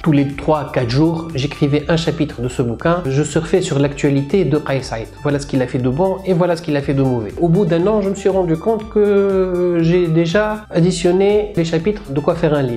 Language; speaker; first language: French; non-native, local second language; Arabic